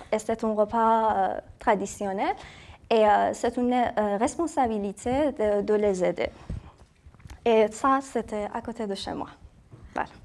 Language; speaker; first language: French; non-native, fluent; Persian